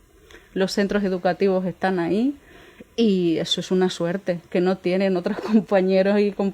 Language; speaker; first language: Spanish; native; Spanish